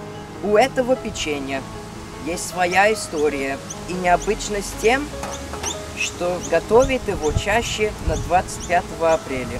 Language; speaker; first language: Russian; early bilingual, heritage; Russian